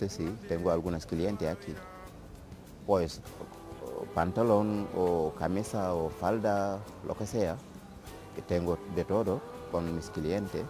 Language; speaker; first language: Spanish; non-native, learner; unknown